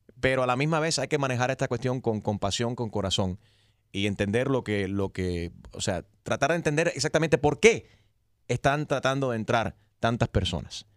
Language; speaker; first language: Spanish; early bilingual, heritage; Spanish